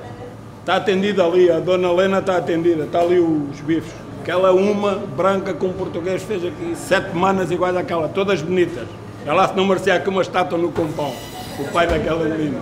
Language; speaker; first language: Portuguese; native; Portuguese